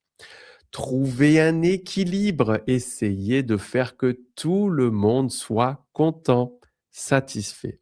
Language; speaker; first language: French; native; French